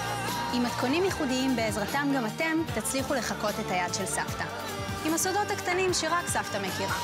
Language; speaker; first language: Hebrew; native; Hebrew